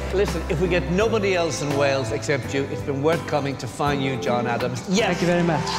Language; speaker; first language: English; native; English